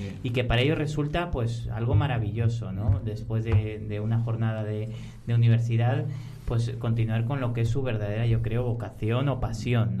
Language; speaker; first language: Spanish; native; Spanish